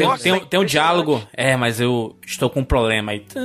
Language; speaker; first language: Portuguese; native; Portuguese